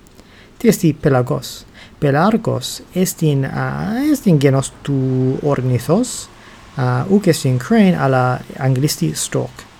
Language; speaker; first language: Greek; non-native, learner; English